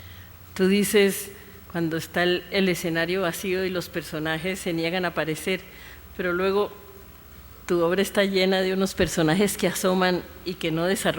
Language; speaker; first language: Spanish; native; Spanish